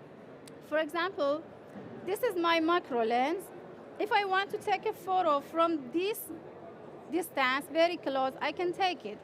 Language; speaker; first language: English; non-native, fluent; Persian